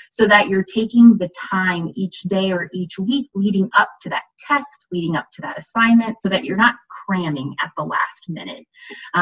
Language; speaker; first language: English; native; English